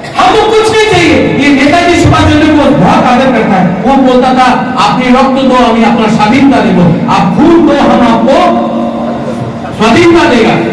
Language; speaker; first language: Hindi; non-native, local second language; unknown